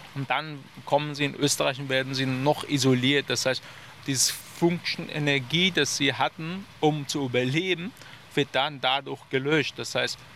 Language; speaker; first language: German; non-native, fluent; Persian